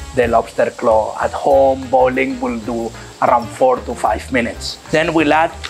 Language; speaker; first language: English; non-native, fluent; Catalan